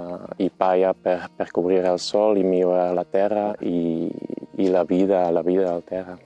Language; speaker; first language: Catalan; non-native, fluent; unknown